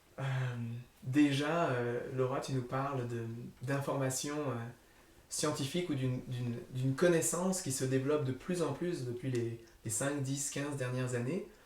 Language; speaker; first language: French; native; French